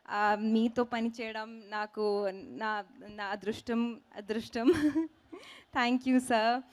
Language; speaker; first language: Telugu; non-native, fluent; Hindi